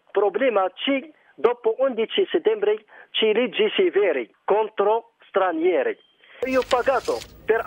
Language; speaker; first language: Italian; non-native, learner; Arabic